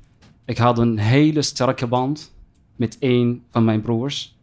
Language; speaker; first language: Dutch; non-native, fluent; Arabic